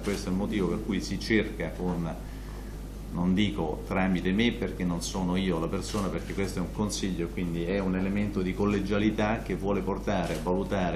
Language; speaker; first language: Italian; native; Italian